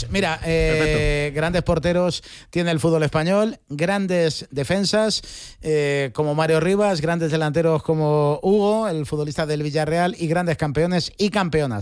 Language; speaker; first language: Spanish; native; Spanish